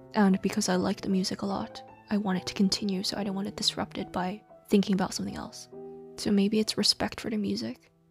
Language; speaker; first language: English; non-native, local second language; Cantonese